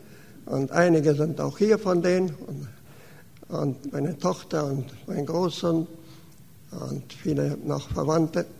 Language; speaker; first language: German; early bilingual, heritage; German